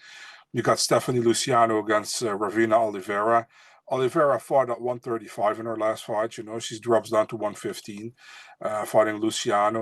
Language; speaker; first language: English; non-native, fluent; Dutch